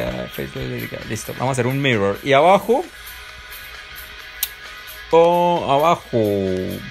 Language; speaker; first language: Spanish; native; Spanish